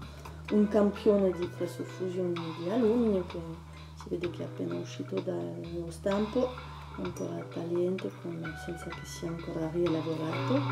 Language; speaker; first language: Italian; non-native, fluent; French